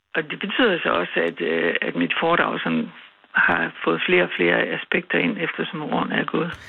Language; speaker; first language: Danish; native; Danish